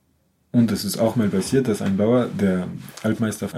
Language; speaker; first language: German; non-native, fluent; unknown